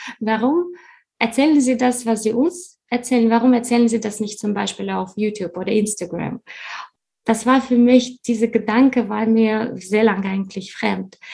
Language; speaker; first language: German; non-native, fluent; Russian